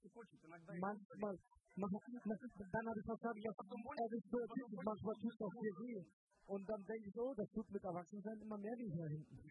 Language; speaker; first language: German; non-native, fluent; Russian